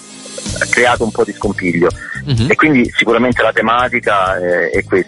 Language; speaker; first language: Italian; native; Italian